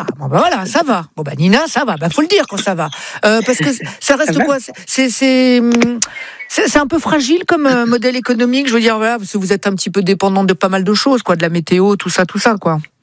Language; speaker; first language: French; native; French